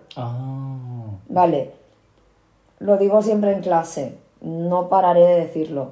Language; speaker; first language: Spanish; early bilingual, other home language; Korean